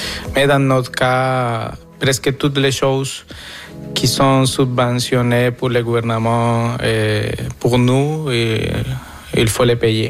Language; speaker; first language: French; non-native, fluent; Spanish